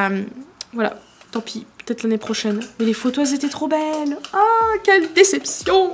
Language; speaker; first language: French; native; French